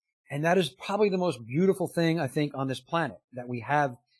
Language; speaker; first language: English; native; English